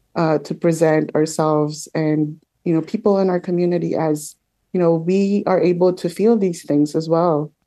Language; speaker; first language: English; non-native, local second language; Filipino